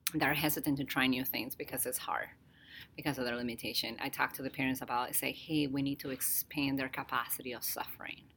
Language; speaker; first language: English; non-native, fluent; Spanish